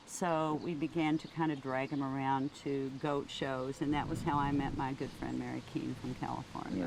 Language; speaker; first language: English; native; English